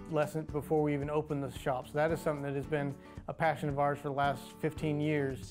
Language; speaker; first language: English; native; English